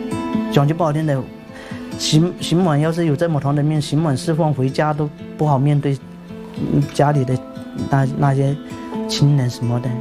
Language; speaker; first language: Chinese; native; Chinese